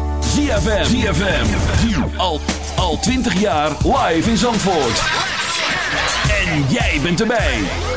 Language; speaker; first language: Dutch; native; Dutch